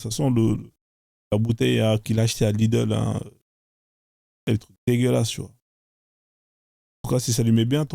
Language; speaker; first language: French; native; French